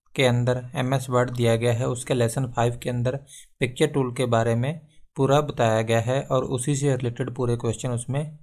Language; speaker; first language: Hindi; non-native, local second language; Punjabi